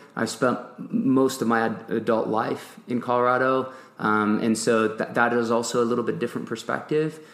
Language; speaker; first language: English; early bilingual, other home language; French